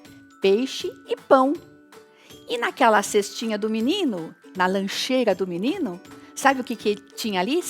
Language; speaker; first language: Portuguese; native; Portuguese